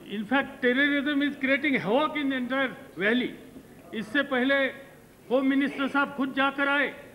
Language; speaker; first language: Hindi; non-native, local second language; Marathi